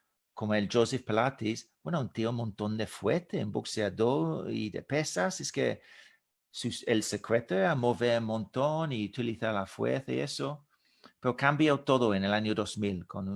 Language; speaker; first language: Spanish; non-native, fluent; English